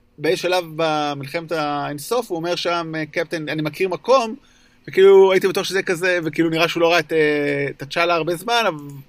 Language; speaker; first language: Hebrew; native; Hebrew